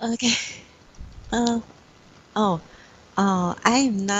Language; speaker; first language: English; non-native, learner; Chinese